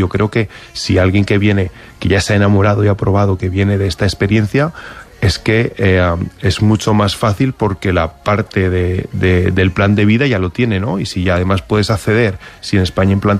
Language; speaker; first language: Spanish; native; Spanish